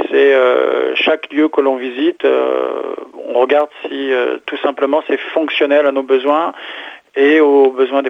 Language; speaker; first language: French; native; French